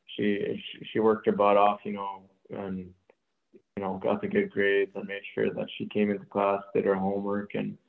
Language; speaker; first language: English; native; English